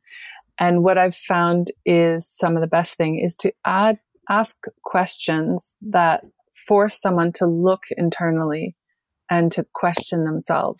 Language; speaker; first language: English; native; English